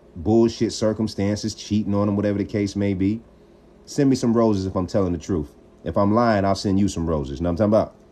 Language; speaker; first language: English; native; English